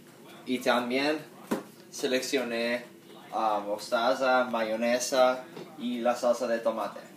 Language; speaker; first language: Spanish; non-native, learner; English